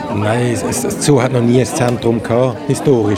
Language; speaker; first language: German; non-native, fluent; Persian